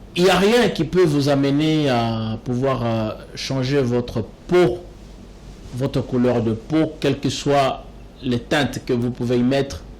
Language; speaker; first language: French; non-native, local second language; Lingala